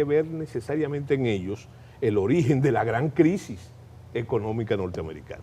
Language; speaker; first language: Spanish; native; Spanish